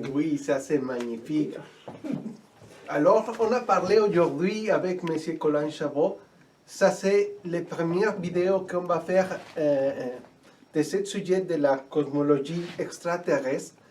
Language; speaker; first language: French; non-native, fluent; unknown